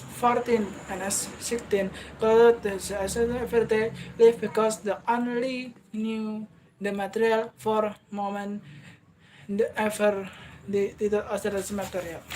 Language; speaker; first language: English; non-native, learner; Indonesian